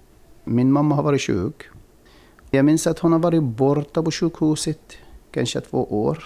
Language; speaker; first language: Swedish; non-native, fluent; Arabic